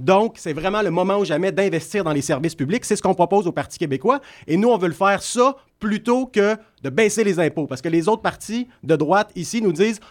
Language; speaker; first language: French; native; French